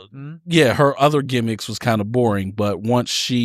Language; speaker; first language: English; native; English